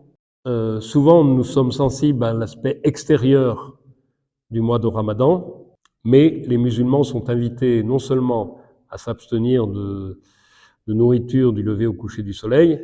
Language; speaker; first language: French; native; French